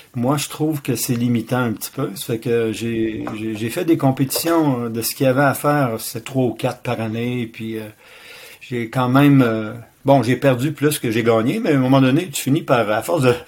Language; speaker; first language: French; native; French